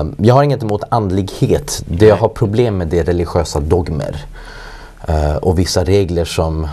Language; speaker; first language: Swedish; early bilingual, other home language; Persian